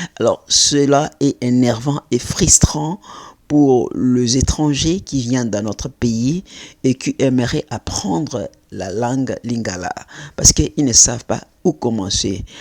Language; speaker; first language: French; non-native, local second language; Lingala